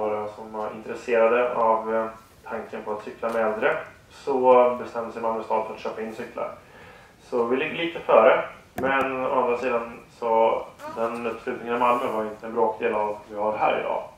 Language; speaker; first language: Swedish; native; Swedish